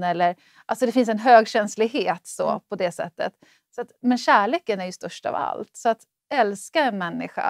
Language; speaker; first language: Swedish; native; Swedish